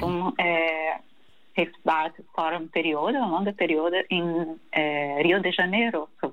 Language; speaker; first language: Dutch; non-native, learner; Portuguese